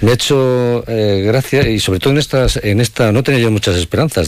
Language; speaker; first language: Spanish; native; Spanish